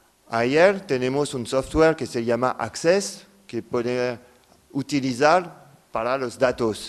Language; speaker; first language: Spanish; non-native, fluent; French